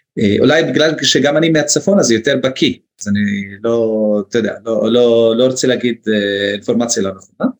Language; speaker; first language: Hebrew; non-native, local second language; Arabic